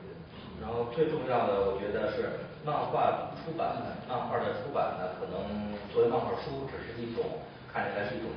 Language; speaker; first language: Chinese; native; Chinese